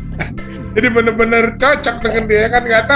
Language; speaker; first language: Indonesian; native; Indonesian